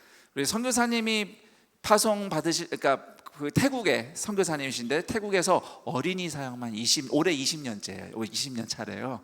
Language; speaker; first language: Korean; native; Korean